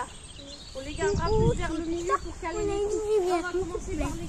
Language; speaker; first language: French; native; French